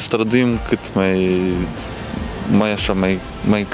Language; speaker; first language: Romanian; non-native, local second language; Russian